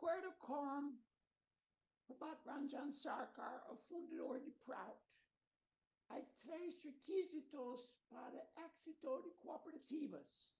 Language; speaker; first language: Portuguese; non-native, learner; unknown